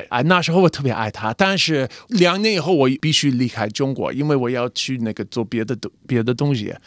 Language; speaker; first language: Chinese; non-native, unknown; English